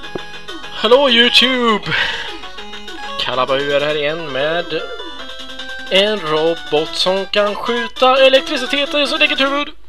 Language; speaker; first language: Swedish; native; Swedish